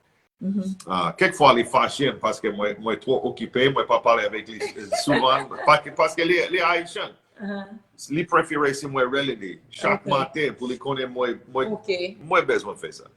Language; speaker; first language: Haitian Creole; non-native, learner; English